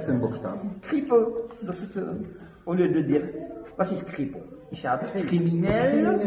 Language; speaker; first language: German; non-native, learner; French